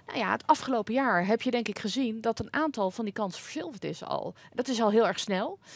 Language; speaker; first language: Dutch; native; Dutch